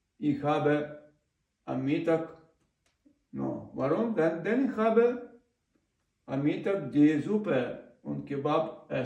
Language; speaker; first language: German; non-native, learner; Ukrainian